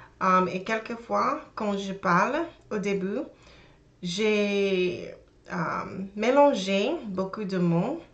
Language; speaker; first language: French; non-native, learner; English